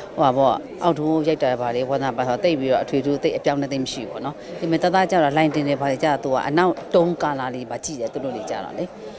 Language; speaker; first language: Burmese; native; Burmese